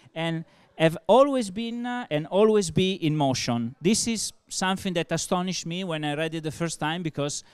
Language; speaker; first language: English; non-native, fluent; Italian